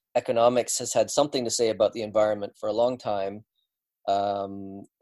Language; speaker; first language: English; native; English